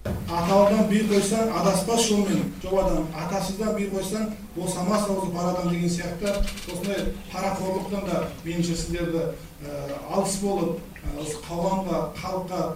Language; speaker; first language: Kazakh; native; Kazakh